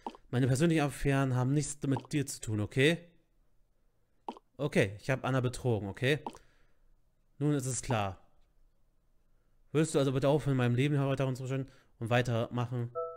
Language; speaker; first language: German; native; German